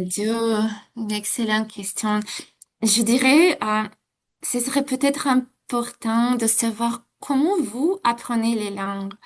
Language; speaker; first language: French; non-native, fluent; Ukrainian